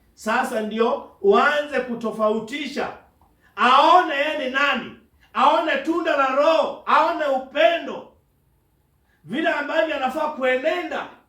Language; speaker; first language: Swahili; non-native, local second language; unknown